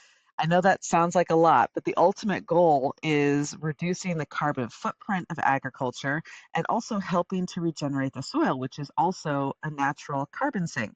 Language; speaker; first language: English; native; English